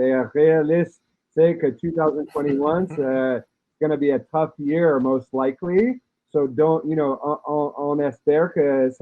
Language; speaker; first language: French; non-native, learner; English